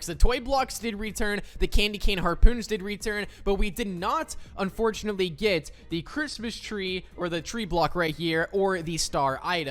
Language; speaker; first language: English; native; English